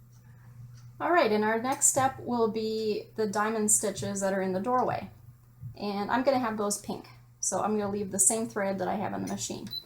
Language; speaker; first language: English; native; English